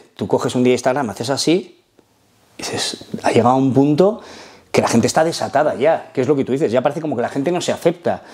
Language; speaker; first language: Spanish; non-native, fluent; Arabic